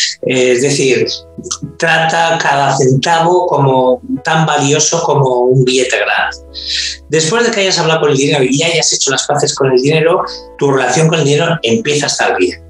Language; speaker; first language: Spanish; native; Spanish